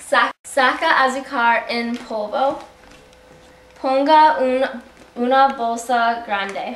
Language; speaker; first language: Spanish; non-native, learner; English